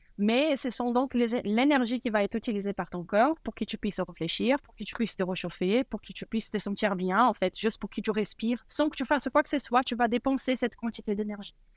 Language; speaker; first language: French; non-native, fluent; Portuguese